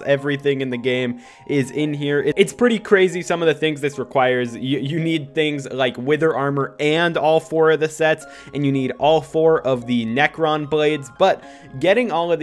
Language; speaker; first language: English; native; English